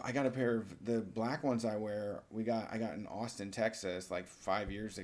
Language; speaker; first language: English; native; English